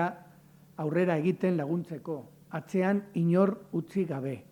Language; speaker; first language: Basque; native; Basque